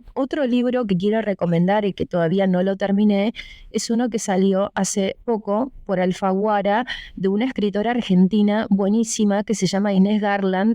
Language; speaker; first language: Spanish; early bilingual, other home language; Russian